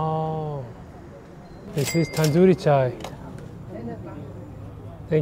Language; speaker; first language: English; non-native, fluent; Korean